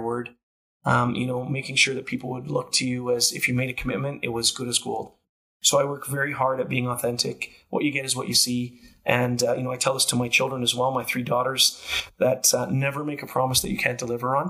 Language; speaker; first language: English; native; English